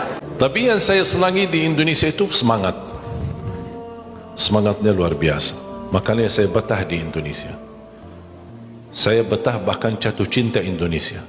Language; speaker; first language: Indonesian; non-native, fluent; Arabic